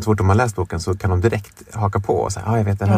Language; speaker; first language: Swedish; native; Swedish